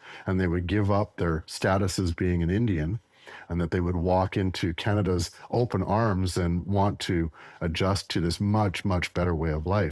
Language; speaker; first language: English; native; English